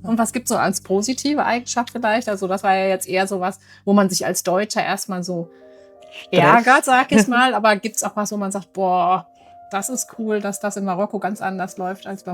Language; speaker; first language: German; native; German